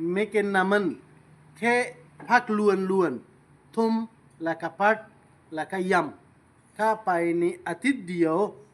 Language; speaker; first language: Thai; native; Thai